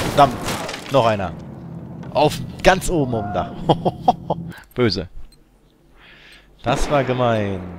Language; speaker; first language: German; native; German